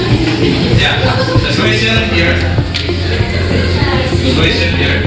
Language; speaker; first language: English; non-native, fluent; Indonesian